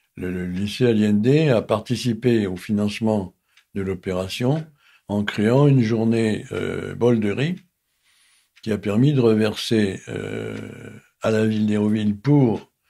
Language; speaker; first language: French; native; French